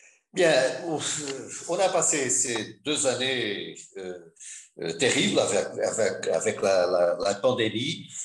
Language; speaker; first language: French; non-native, fluent; Portuguese